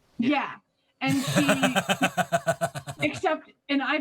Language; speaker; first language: English; native; English